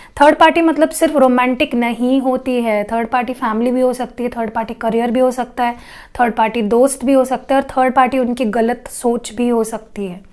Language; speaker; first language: Hindi; non-native, local second language; Marathi